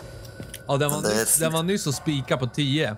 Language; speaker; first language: Swedish; native; Swedish